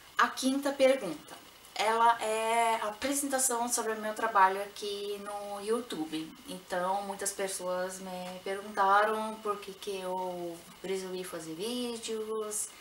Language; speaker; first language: Portuguese; non-native, local second language; Plautdietsch